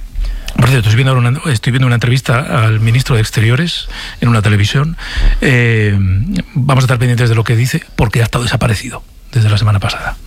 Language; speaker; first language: Spanish; native; Spanish